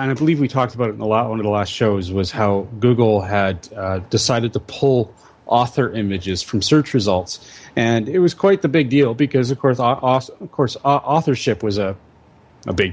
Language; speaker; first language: English; native; English